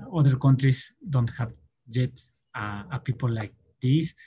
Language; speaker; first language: English; non-native, learner; Spanish